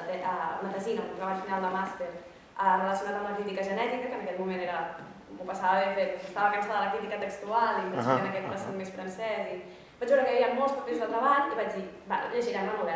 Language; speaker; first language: Catalan; native; Catalan